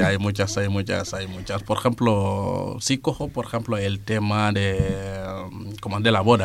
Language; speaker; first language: Spanish; non-native, fluent; Serer